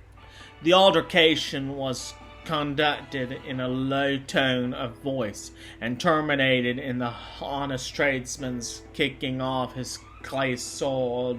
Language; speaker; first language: English; native; English